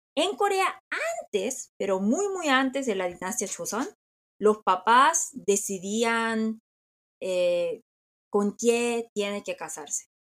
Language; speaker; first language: Spanish; non-native, fluent; Korean